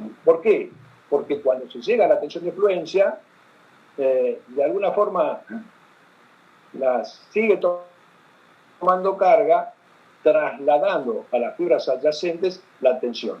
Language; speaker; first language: Spanish; native; Spanish